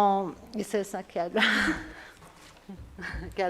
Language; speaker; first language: French; non-native, fluent; Spanish